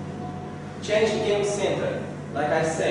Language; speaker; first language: English; non-native, learner; Portuguese